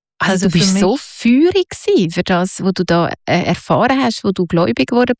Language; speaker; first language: German; native; German